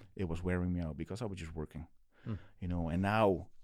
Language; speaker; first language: English; non-native, fluent; Dutch